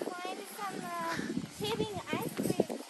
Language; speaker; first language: English; non-native, fluent; Japanese